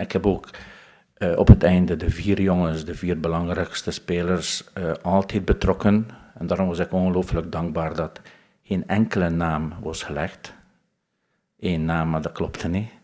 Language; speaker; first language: Dutch; non-native, fluent; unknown